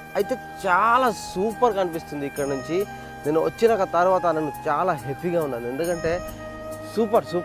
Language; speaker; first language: Telugu; non-native, learner; Bangla